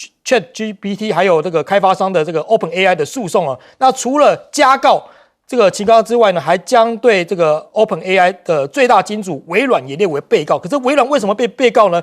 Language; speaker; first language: Chinese; native; Chinese